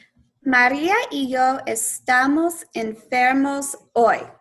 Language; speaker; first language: Spanish; non-native, fluent; English